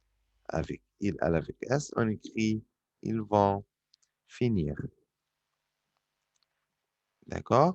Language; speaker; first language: French; non-native, fluent; Arabic